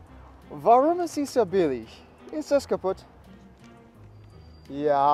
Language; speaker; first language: German; non-native, learner; English